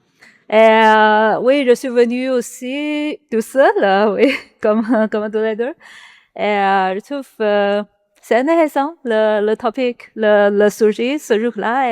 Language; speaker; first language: French; non-native, learner; Chinese